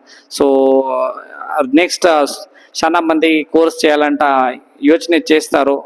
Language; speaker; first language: Telugu; non-native, learner; Hindi